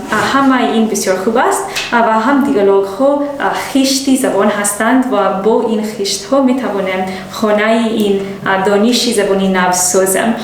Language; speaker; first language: Persian; non-native, learner; English